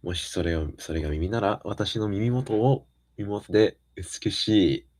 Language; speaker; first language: Japanese; non-native, fluent; English